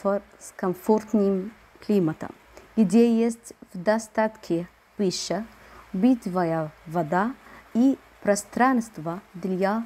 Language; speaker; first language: Russian; non-native, fluent; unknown